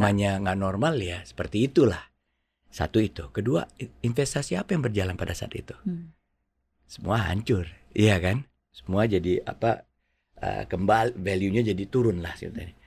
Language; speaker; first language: Indonesian; native; Indonesian